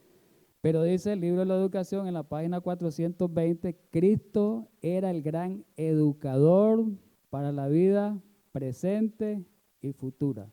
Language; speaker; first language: Spanish; native; Spanish